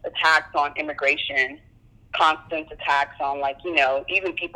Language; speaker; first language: English; non-native, local second language; Yoruba